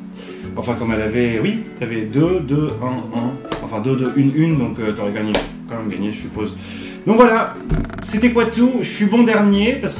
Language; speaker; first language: French; native; French